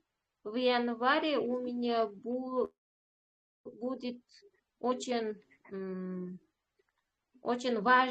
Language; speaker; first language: Russian; non-native, learner; Uzbek